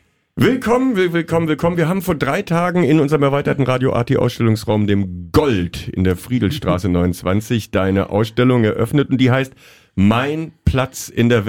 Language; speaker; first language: German; native; German